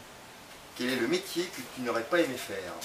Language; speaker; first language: French; native; French